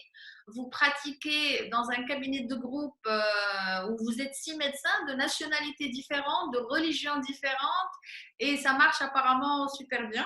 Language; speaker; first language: French; non-native, local second language; Arabic